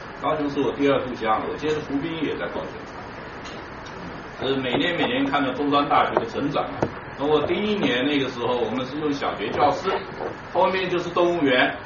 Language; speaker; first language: Chinese; native; Chinese